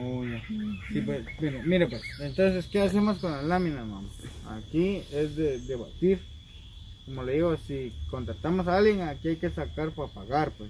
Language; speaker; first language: Spanish; native; Spanish